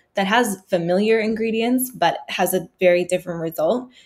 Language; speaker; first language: English; native; English